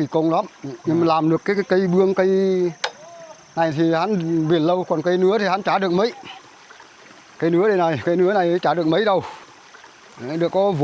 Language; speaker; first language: Vietnamese; native; Vietnamese